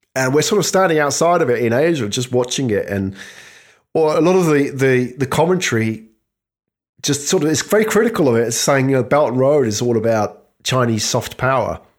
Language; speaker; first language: English; native; English